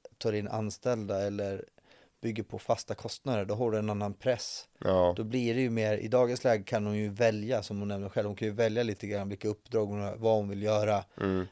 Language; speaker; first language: Swedish; native; Swedish